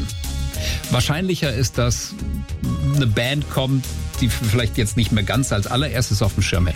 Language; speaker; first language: German; native; German